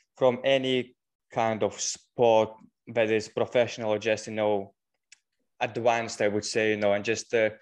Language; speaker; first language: English; non-native, fluent; Lithuanian